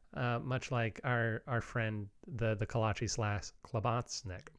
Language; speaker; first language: English; native; English